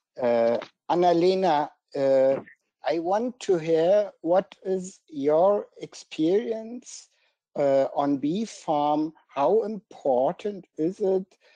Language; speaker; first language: English; non-native, fluent; German